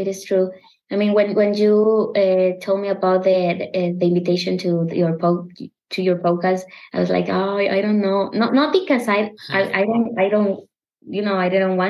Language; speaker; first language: English; non-native, fluent; Spanish